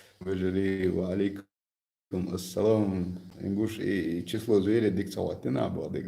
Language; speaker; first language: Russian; non-native, local second language; Chechen